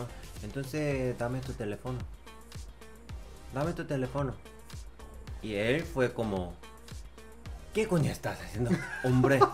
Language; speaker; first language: Spanish; non-native, learner; Korean